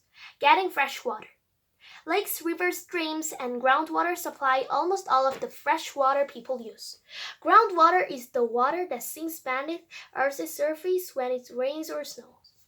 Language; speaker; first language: English; non-native, fluent; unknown